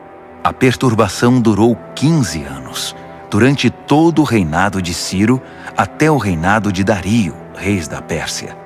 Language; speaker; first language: Portuguese; native; Portuguese